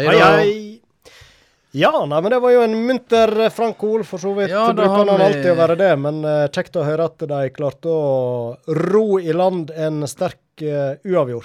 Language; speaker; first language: Norwegian; native; Norwegian